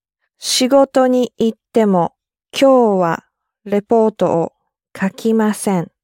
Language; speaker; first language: Japanese; non-native, learner; English